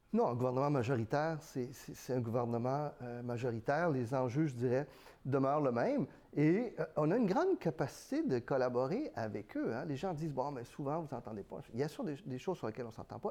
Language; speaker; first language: French; early bilingual, other home language; Spanish